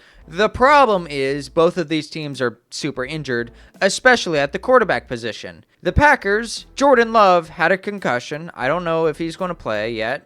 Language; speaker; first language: English; native; English